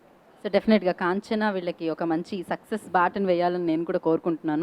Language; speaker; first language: Telugu; native; Telugu